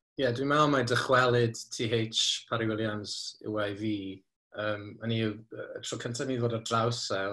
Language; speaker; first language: Welsh; native; Welsh